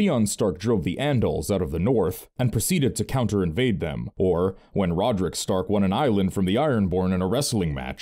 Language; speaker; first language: English; native; English